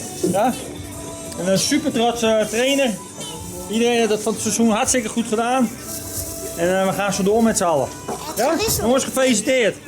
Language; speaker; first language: Dutch; native; Dutch